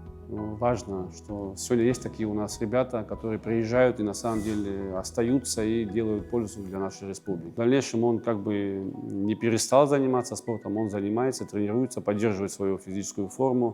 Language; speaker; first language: Russian; native; Russian